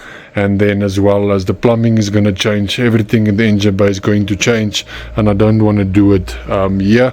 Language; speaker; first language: English; non-native, local second language; Afrikaans